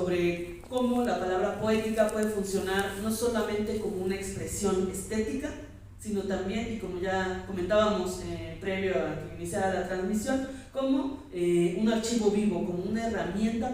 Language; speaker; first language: Spanish; native; Spanish